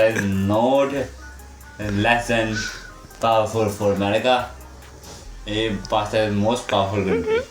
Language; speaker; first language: English; non-native, learner; Urdu